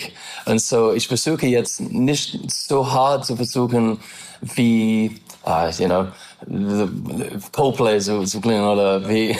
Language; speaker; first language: German; non-native, learner; English